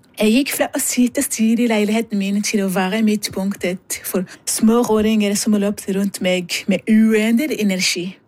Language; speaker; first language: Norwegian; non-native, fluent; Rundi